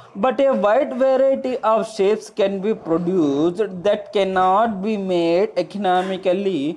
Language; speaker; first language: English; non-native, local second language; Telugu